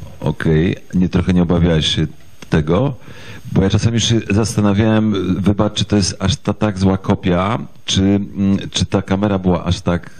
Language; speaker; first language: Polish; native; Polish